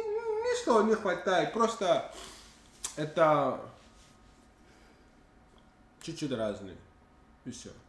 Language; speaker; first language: Russian; non-native, learner; English